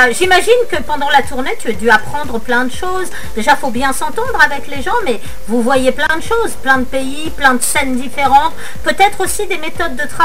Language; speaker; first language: French; native; French